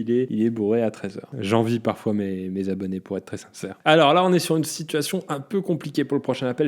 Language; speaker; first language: French; native; French